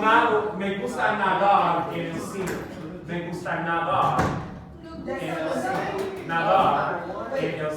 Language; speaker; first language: Spanish; non-native, fluent; English